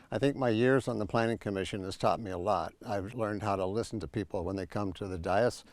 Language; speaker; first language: English; native; English